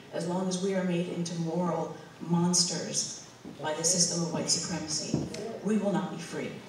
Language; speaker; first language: English; native; English